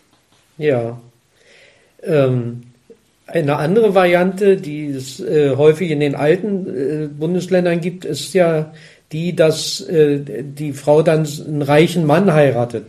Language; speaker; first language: German; native; German